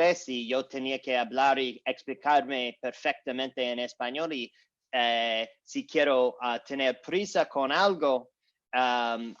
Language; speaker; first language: Spanish; non-native, learner; English